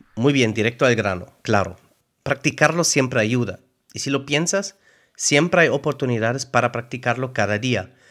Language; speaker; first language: Spanish; non-native, fluent; German